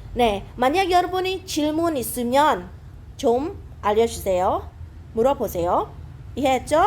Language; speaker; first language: Korean; non-native, fluent; Khmer